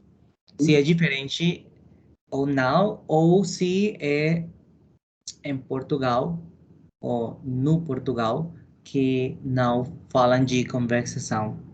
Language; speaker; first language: Portuguese; non-native, learner; Spanish